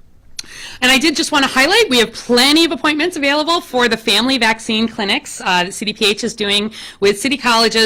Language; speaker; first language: English; native; English